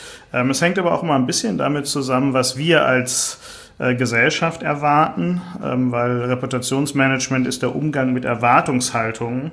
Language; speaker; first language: German; native; German